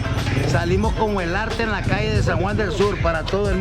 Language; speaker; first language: Spanish; native; Spanish